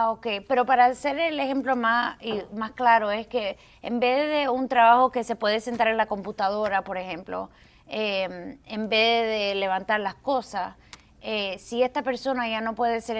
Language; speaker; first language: Spanish; early bilingual, heritage; Spanish